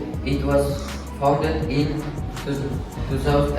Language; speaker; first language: English; non-native, learner; Kazakh